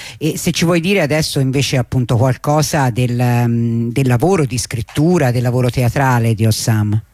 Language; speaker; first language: Italian; native; Italian